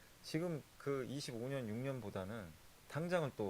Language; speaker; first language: Korean; native; Korean